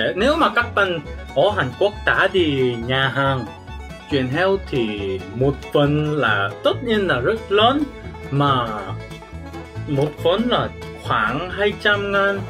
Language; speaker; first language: Vietnamese; non-native, learner; Korean